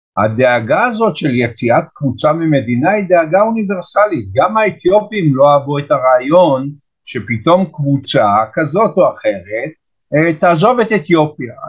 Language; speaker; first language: Hebrew; native; Hebrew